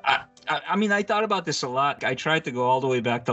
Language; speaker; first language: English; early bilingual, other home language; Arabic